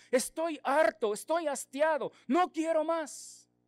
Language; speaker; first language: Spanish; native; Spanish